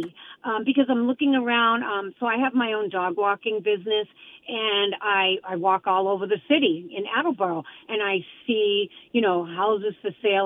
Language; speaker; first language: English; native; English